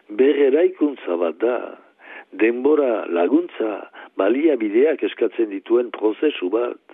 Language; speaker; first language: Basque; native; Basque